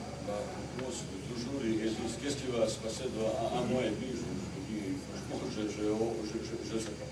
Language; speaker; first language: French; non-native, learner; Bosnian